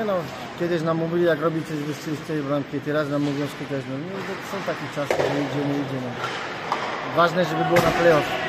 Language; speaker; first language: Polish; early bilingual, heritage; French